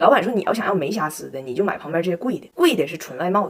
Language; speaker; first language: Chinese; native; Chinese